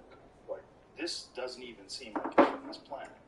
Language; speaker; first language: English; native; English